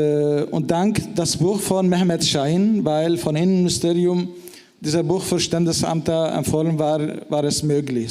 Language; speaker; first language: German; non-native, fluent; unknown